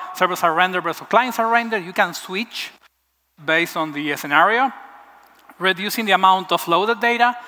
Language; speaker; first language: English; non-native, fluent; Spanish